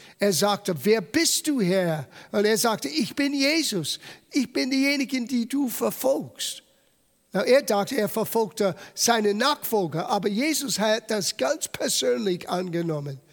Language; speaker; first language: German; non-native, fluent; English